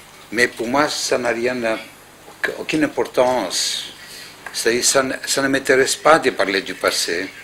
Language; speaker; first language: French; non-native, fluent; Greek